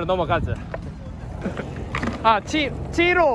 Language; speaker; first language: Korean; non-native, fluent; Russian